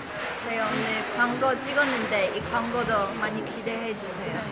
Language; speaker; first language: Korean; non-native, fluent; Chinese